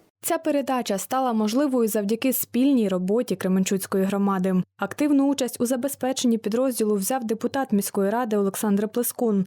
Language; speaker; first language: Ukrainian; native; Ukrainian